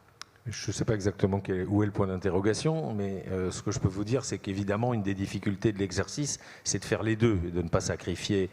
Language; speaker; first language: French; native; French